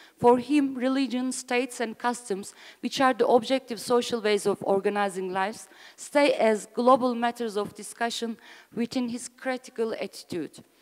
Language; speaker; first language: English; non-native, fluent; Turkish